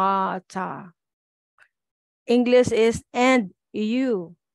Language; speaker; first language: English; non-native, local second language; Filipino